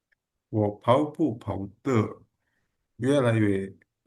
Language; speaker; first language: Chinese; non-native, learner; Indonesian